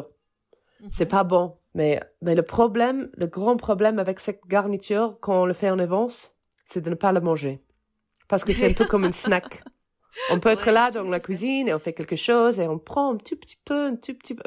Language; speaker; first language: French; non-native, fluent; English